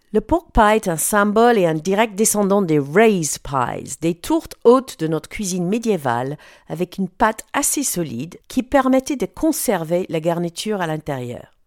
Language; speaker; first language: French; non-native, fluent; English